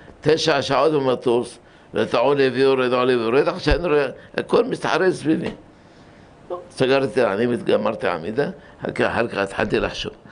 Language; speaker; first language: Hebrew; early bilingual, other home language; Arabic